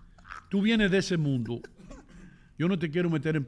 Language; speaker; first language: Spanish; native; Spanish